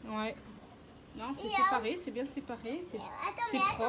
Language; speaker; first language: French; native; French